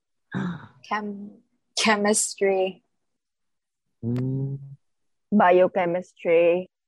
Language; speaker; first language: English; non-native, local second language; Cebuano